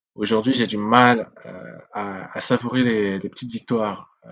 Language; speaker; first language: French; non-native, local second language; Sango